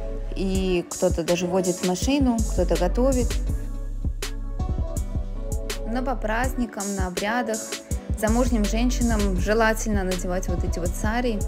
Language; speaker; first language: Russian; native; Russian